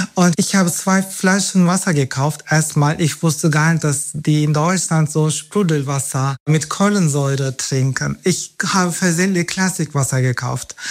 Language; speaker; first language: German; non-native, fluent; Turkish